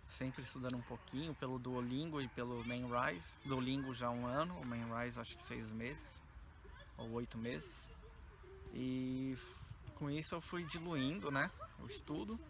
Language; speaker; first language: Portuguese; native; Portuguese